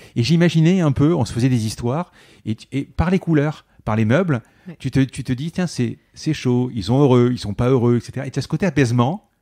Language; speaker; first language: French; native; French